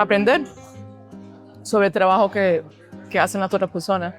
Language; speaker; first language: Spanish; early bilingual, heritage; Spanish